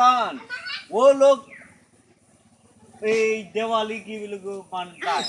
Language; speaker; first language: Hindi; non-native, local second language; Assamese